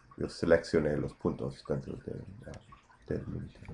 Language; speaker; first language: Spanish; non-native, fluent; English